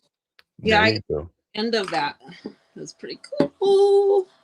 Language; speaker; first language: English; native; English